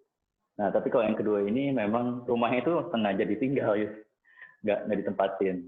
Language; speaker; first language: Indonesian; native; Indonesian